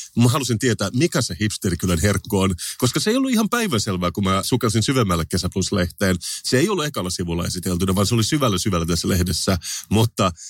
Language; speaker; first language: Finnish; native; Finnish